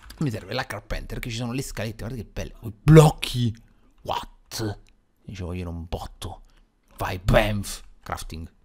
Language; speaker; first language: Italian; native; Italian